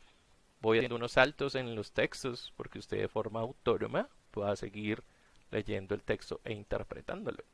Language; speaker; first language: Spanish; native; Spanish